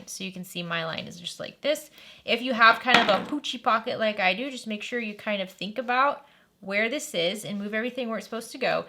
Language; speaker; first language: English; native; English